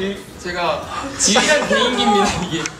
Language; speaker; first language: Korean; native; Korean